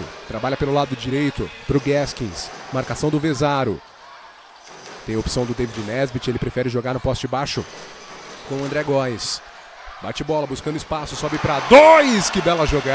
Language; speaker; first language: Portuguese; native; Portuguese